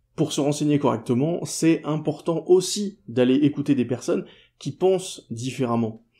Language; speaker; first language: French; native; French